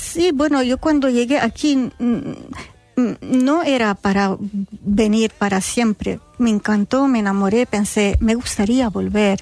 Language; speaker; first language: Spanish; non-native, fluent; Arabic